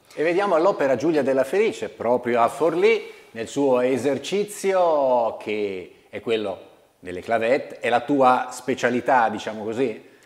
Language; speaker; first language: Italian; native; Italian